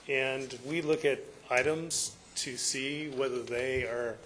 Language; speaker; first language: English; native; English